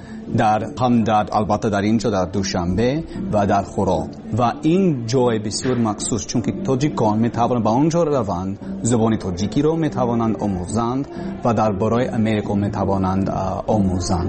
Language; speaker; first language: Persian; non-native, learner; English